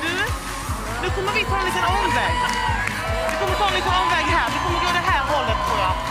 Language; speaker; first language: Swedish; native; Swedish